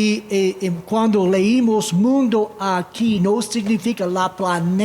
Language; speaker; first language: Spanish; non-native, fluent; English